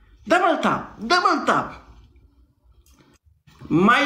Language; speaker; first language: English; non-native, learner; Persian